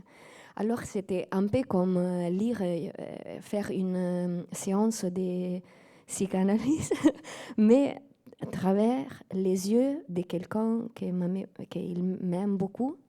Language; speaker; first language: French; non-native, fluent; Italian